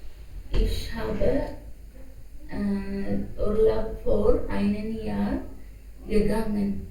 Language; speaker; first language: German; non-native, learner; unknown